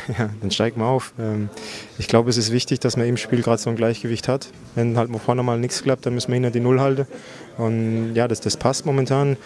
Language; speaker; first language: German; native; German